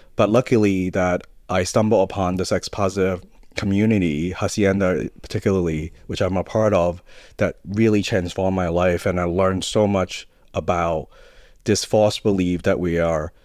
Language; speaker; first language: English; early bilingual, other home language; Cantonese